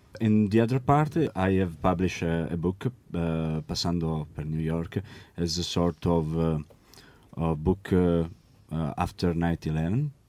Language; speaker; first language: English; non-native, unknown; Italian